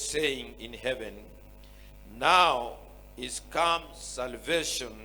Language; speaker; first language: English; non-native, local second language; Swahili